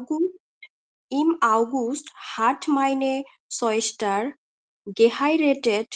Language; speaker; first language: German; non-native, learner; Bangla